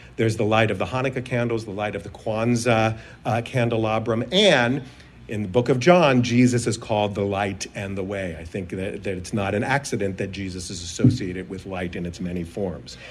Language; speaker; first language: English; native; English